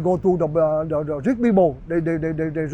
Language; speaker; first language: English; non-native, learner; Vietnamese